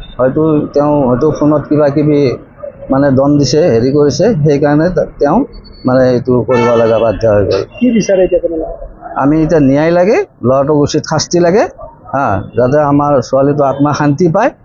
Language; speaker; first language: Assamese; native; Assamese